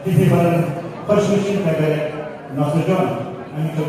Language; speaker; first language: Persian; native; Persian